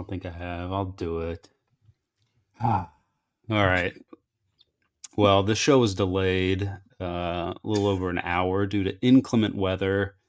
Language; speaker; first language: English; native; English